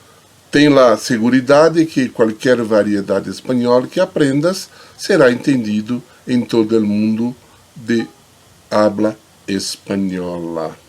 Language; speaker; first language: Spanish; non-native, fluent; Portuguese